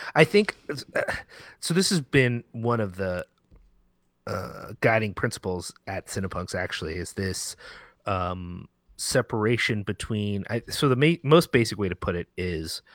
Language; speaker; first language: English; early bilingual, other home language; Spanish